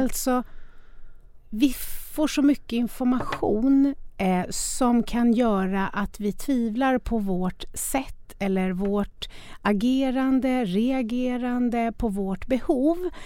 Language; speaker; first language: Swedish; native; Swedish